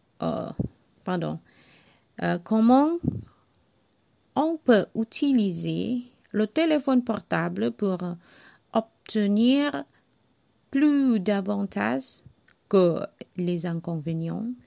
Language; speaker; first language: French; non-native, learner; Javanese